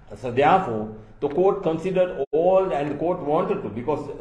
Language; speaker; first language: English; non-native, local second language; Sinhala